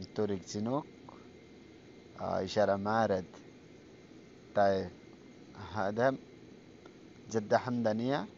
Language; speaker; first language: Arabic; non-native, learner; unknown